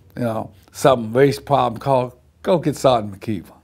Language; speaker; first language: English; native; English